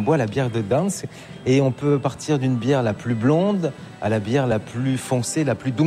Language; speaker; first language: French; native; French